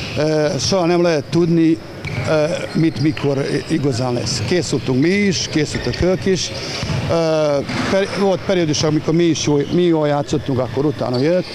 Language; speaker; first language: Hungarian; non-native, learner; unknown